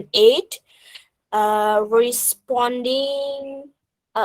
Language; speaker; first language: English; non-native, learner; Indonesian